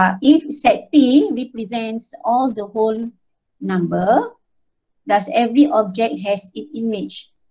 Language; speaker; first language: English; non-native, local second language; Malay